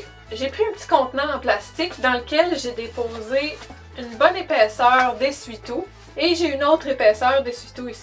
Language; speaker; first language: French; native; French